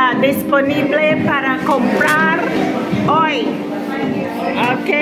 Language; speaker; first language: Spanish; non-native, learner; English